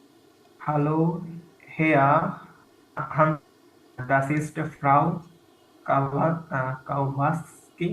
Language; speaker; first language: German; non-native, learner; Bangla